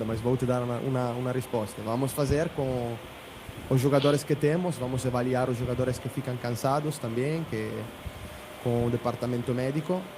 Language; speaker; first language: Portuguese; non-native, fluent; Italian